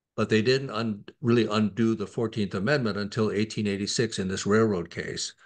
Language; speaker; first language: English; native; English